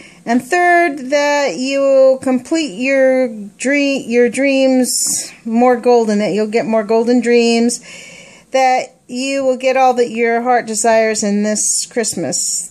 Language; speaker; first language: English; native; English